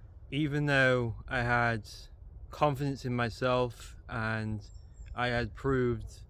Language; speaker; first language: English; native; English